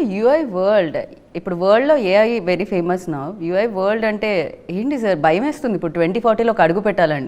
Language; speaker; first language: Telugu; native; Telugu